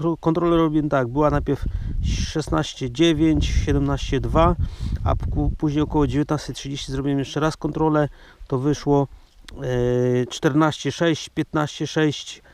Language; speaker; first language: Polish; native; Polish